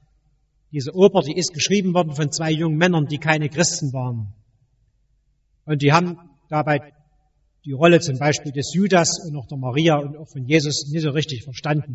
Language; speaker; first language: German; native; German